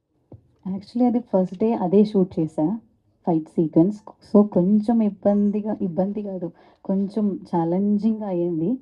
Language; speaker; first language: Telugu; non-native, learner; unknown